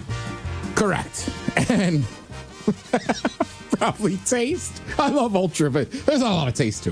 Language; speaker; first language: English; native; English